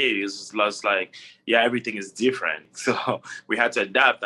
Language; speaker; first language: English; non-native, local second language; French